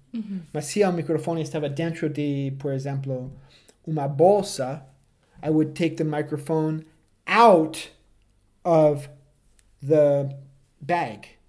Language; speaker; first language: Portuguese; non-native, fluent; English